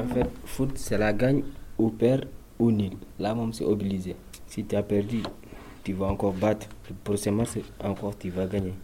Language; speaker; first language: French; non-native, learner; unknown